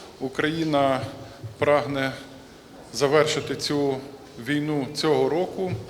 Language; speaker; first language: Ukrainian; native; Ukrainian